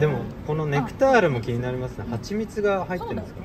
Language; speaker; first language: Japanese; native; Japanese